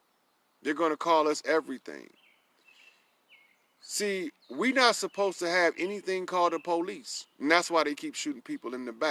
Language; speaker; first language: English; native; English